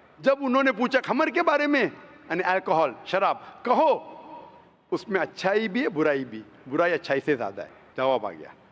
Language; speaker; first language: Hindi; non-native, local second language; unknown